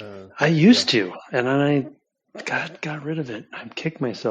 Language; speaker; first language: English; native; English